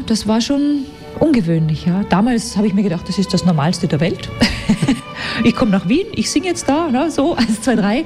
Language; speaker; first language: German; native; German